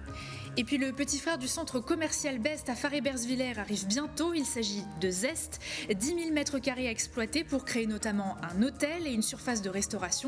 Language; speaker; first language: French; native; French